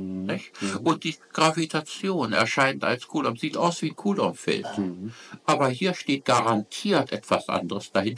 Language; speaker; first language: German; native; German